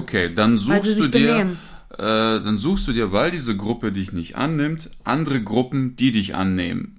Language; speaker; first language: German; native; German